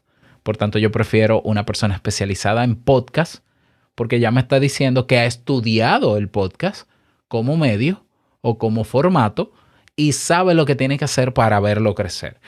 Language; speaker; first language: Spanish; native; Spanish